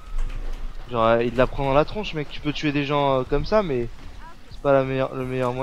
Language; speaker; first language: French; native; French